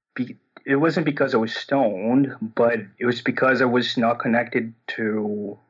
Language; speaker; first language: English; non-native, fluent; Portuguese